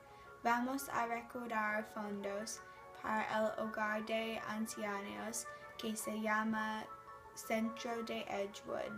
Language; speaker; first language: Spanish; non-native, learner; English